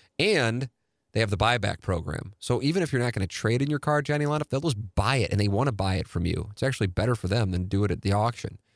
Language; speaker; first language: English; native; English